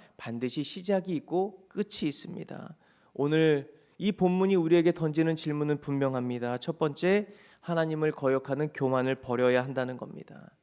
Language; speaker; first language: Korean; native; Korean